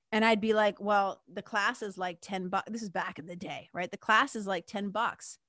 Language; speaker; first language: English; native; English